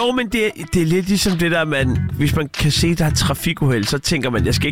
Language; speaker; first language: Danish; native; Danish